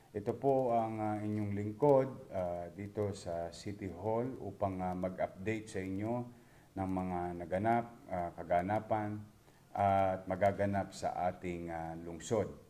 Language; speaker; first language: Filipino; native; Filipino